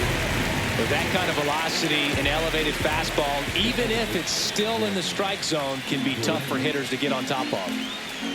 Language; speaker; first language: English; native; English